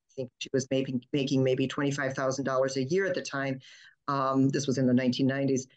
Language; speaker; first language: English; early bilingual, other home language; German